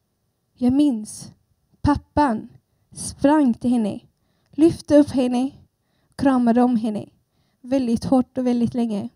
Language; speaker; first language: Swedish; early bilingual, other home language; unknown